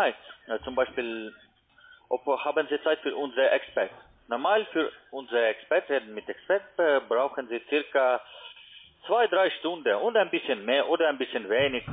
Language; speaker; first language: German; non-native, learner; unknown